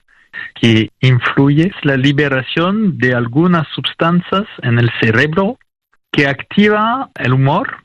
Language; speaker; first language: Spanish; non-native, fluent; French